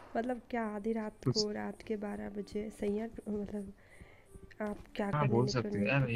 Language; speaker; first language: Hindi; native; Hindi